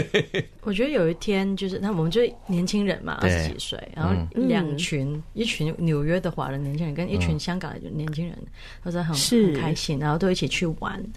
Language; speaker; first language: Chinese; non-native, fluent; Cantonese